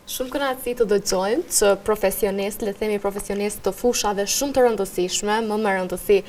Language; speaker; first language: Albanian; native; Albanian